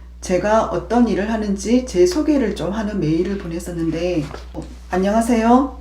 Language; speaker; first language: Korean; native; Korean